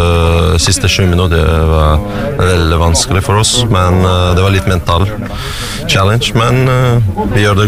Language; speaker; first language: Norwegian; non-native, learner; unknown